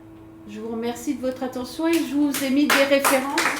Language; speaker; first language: French; native; French